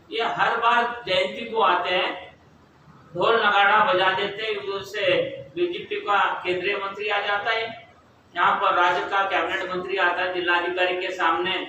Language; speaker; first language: Hindi; non-native, local second language; Kannada